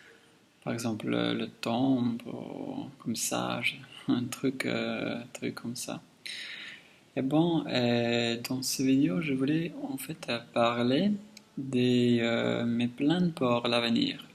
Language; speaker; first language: French; non-native, learner; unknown